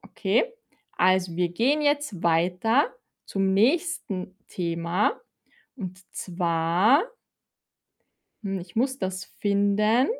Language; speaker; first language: German; non-native, fluent; Filipino